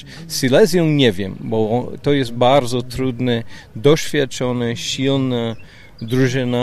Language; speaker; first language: Polish; non-native, fluent; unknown